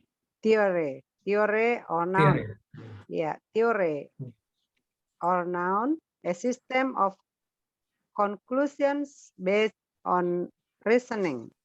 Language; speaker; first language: English; non-native, learner; Indonesian